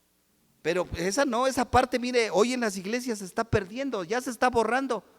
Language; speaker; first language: Spanish; native; Spanish